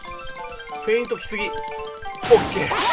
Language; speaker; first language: Japanese; native; Japanese